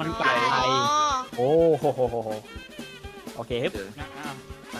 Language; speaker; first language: Thai; native; Thai